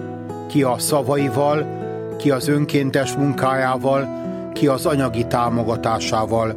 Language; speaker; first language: Hungarian; native; Hungarian